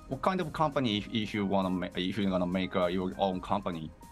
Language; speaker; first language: English; non-native, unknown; Japanese